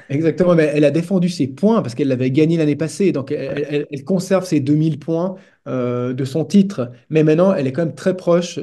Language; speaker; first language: French; native; French